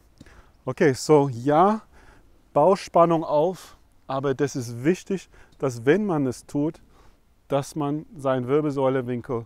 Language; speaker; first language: German; non-native, fluent; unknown